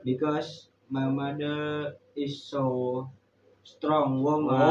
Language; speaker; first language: English; non-native, learner; Indonesian